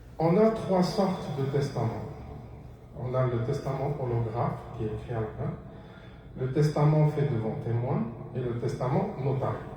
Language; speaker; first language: French; non-native, local second language; Arabic